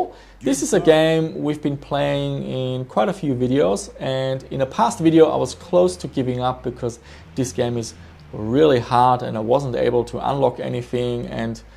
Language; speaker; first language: English; non-native, fluent; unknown